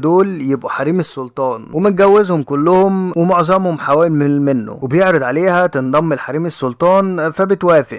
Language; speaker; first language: Arabic; native; Arabic